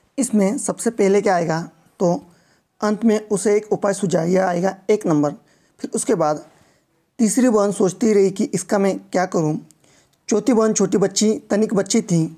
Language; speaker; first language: Hindi; non-native, local second language; Marathi